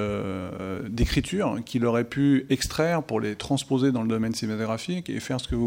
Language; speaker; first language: French; native; French